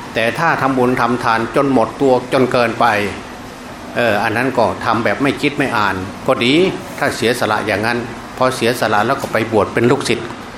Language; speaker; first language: Thai; non-native, local second language; Northeastern Thai